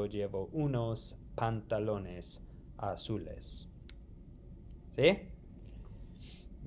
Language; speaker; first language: Spanish; non-native, fluent; English